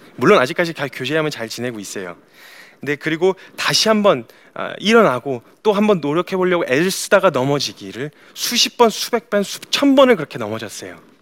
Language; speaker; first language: Korean; native; Korean